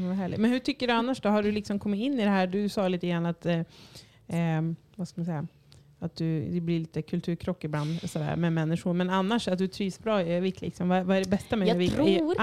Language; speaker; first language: Swedish; native; Swedish